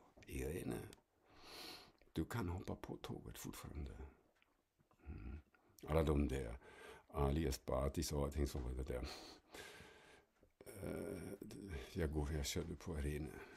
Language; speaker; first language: Swedish; non-native, fluent; German